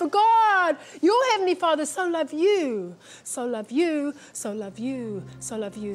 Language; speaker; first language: English; native; English